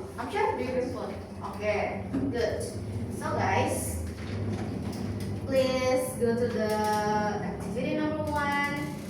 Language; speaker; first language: English; non-native, fluent; Indonesian